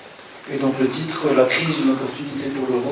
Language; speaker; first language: French; native; French